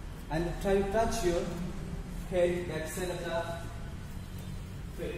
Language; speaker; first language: English; non-native, local second language; Bangla